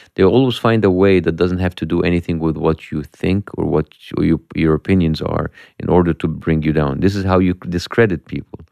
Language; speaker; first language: English; non-native, fluent; Arabic